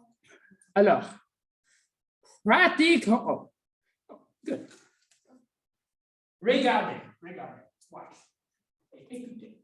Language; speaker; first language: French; non-native, fluent; English